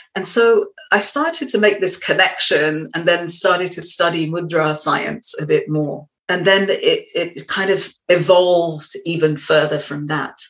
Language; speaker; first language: English; native; English